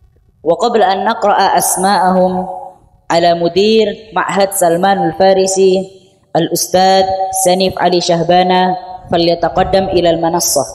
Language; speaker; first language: Arabic; non-native, fluent; Indonesian